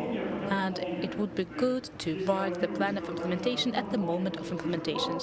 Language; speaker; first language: English; non-native, fluent; Russian